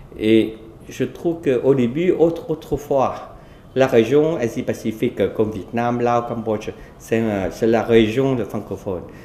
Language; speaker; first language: French; non-native, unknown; Vietnamese